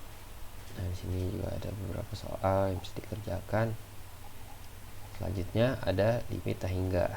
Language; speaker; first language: Indonesian; native; Indonesian